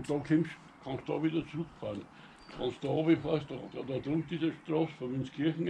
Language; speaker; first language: German; native; German